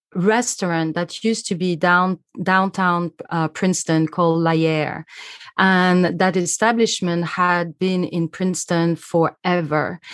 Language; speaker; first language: English; non-native, fluent; French